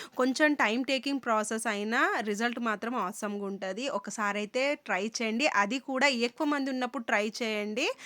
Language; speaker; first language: Telugu; native; Telugu